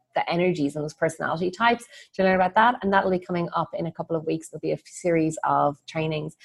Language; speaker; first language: English; native; English